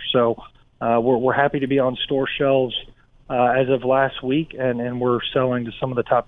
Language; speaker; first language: English; native; English